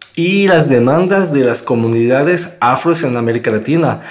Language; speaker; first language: Spanish; non-native, fluent; French